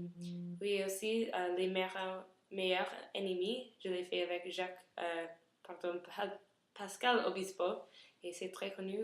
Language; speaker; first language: French; non-native, learner; English